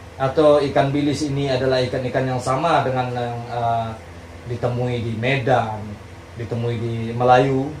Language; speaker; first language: Indonesian; non-native, local second language; Minangkabau